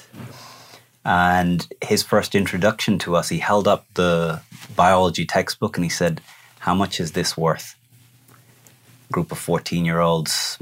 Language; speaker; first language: English; native; English